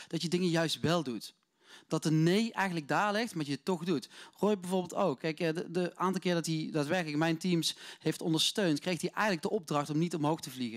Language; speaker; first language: Dutch; native; Dutch